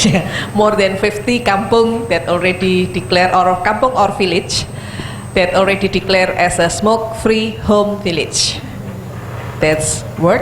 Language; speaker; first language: English; non-native, fluent; Indonesian